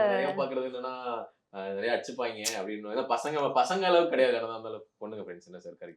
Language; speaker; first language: Tamil; native; Tamil